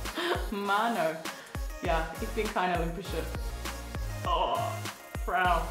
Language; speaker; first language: German; non-native, learner; English